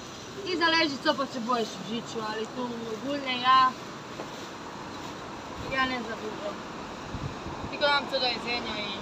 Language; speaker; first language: Polish; non-native, learner; Croatian